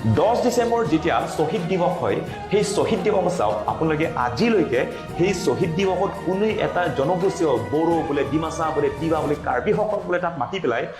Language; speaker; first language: Assamese; non-native, local second language; Karbi